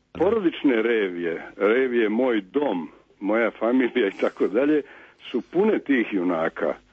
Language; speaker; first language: Serbian; native; Serbian